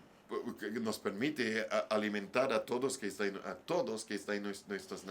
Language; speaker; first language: Spanish; non-native, learner; English